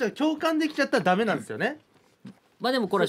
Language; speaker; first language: Japanese; native; Japanese